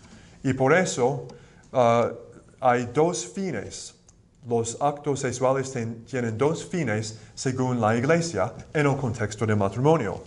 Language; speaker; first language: Spanish; non-native, fluent; English